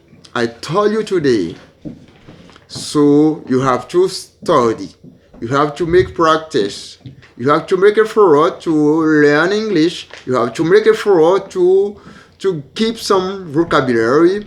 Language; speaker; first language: English; non-native, learner; Haitian Creole